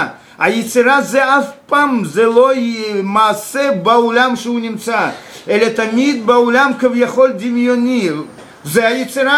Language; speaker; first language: Hebrew; non-native, fluent; Russian